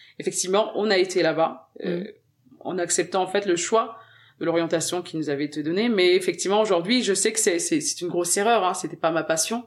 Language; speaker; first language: French; early bilingual, other home language; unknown